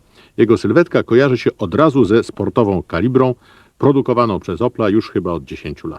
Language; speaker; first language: Polish; native; Polish